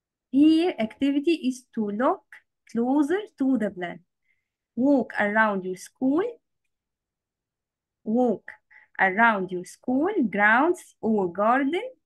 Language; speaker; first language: English; non-native, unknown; Arabic